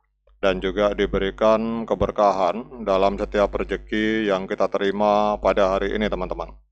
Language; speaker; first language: Indonesian; native; Indonesian